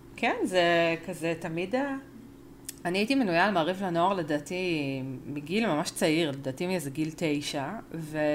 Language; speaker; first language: Hebrew; early bilingual, other home language; Spanish